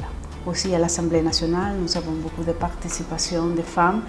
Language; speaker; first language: French; non-native, fluent; Spanish